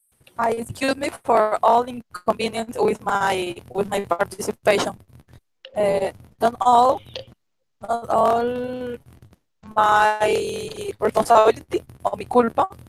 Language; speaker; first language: English; non-native, learner; Spanish